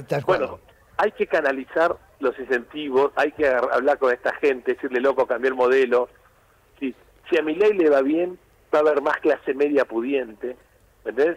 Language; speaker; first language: Spanish; native; Spanish